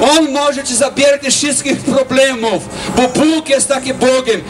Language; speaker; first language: Polish; non-native, learner; Portuguese